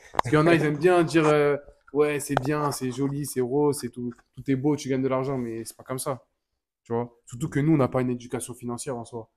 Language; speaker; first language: French; native; French